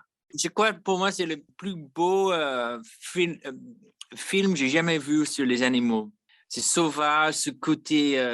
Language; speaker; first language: French; non-native, fluent; English